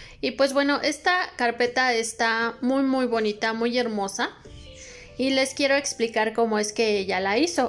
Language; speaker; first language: Spanish; native; Spanish